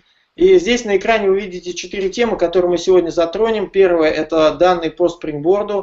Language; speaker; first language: Russian; native; Russian